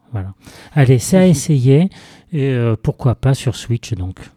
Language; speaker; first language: French; native; French